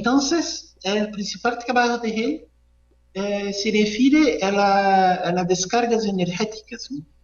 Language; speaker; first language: Spanish; non-native, learner; Portuguese